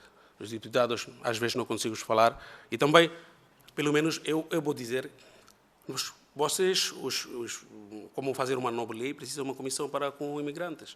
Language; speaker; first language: Portuguese; non-native, learner; Bangla